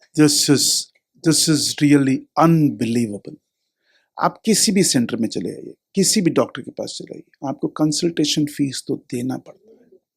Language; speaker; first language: Hindi; non-native, local second language; Tamil